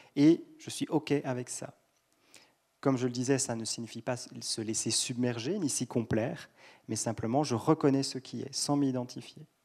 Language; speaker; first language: French; native; French